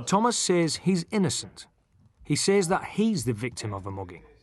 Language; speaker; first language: English; native; English